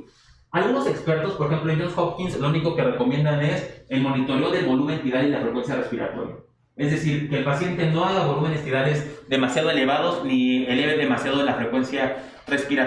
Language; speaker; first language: Spanish; native; Spanish